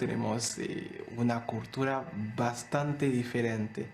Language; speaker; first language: Spanish; non-native, fluent; Haitian Creole